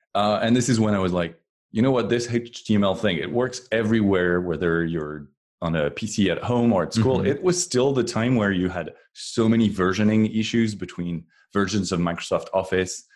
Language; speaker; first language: English; non-native, fluent; French